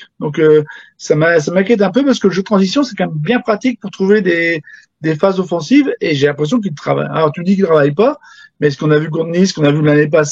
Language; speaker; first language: French; native; French